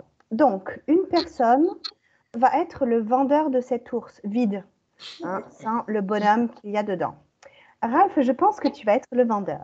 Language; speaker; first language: French; native; French